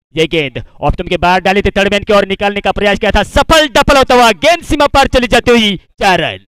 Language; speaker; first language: Hindi; non-native, local second language; Marathi